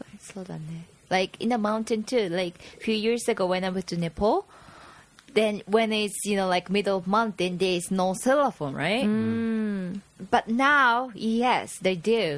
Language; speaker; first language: English; non-native, fluent; Japanese